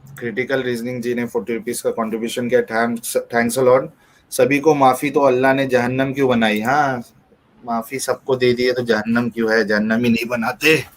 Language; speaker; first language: Hindi; native; Hindi